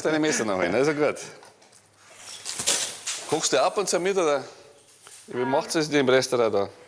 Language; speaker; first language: German; native; German